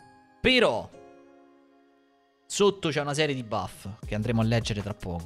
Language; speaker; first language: Italian; native; Italian